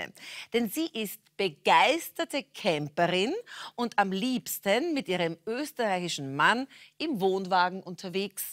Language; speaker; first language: German; native; German